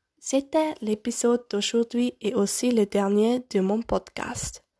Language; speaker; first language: French; non-native, local second language; German